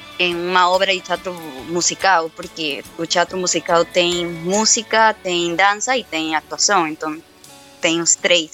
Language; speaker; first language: Portuguese; non-native, fluent; Spanish